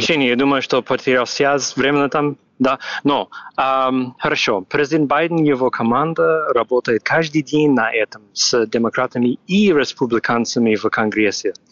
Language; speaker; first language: Russian; non-native, fluent; English